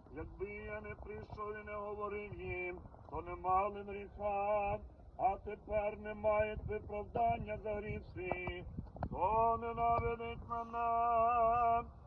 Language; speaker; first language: Ukrainian; native; Ukrainian